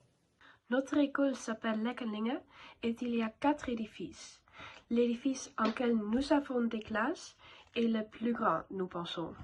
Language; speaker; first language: French; non-native, learner; Dutch